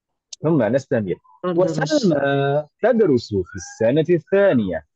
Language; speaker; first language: Arabic; non-native, fluent; Indonesian